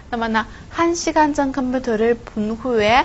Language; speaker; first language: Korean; non-native, fluent; Chinese